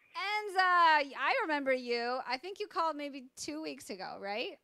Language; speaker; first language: English; native; English